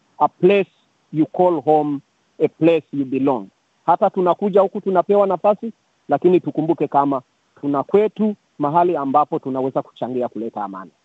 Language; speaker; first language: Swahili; non-native, local second language; Kinyarwanda